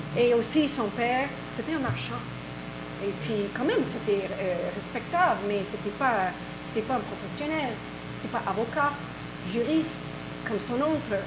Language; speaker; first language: French; native; French